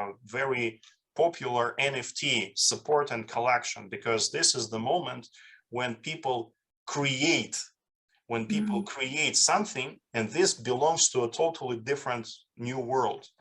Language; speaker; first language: English; non-native, fluent; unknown